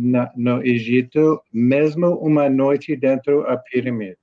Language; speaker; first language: Portuguese; non-native, learner; English